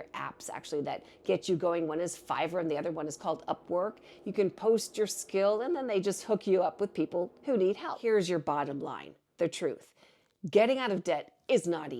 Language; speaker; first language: English; native; English